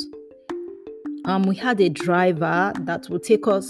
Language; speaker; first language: English; non-native, local second language; Yoruba